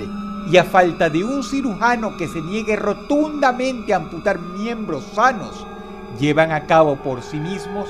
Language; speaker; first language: Spanish; native; Spanish